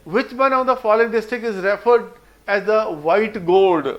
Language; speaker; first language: English; non-native, local second language; Punjabi